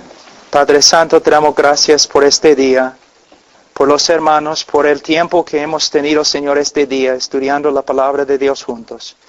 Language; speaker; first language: Spanish; non-native, fluent; English